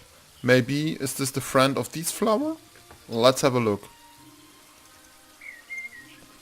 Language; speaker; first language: English; non-native, learner; German